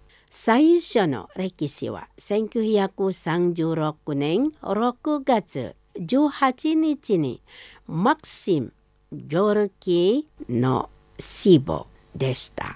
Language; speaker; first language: Japanese; non-native, fluent; Indonesian